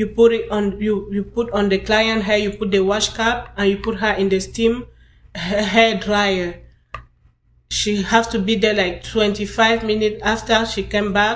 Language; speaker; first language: English; non-native, local second language; French